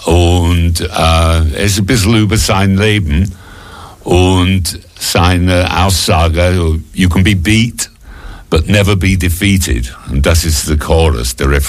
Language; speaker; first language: German; non-native, fluent; English